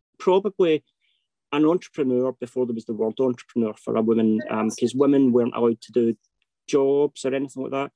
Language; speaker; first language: English; native; English